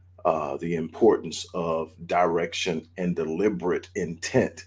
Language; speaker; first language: English; native; English